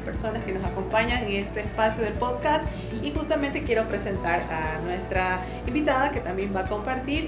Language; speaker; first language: Spanish; native; Spanish